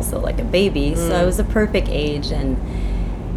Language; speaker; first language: English; non-native, fluent; French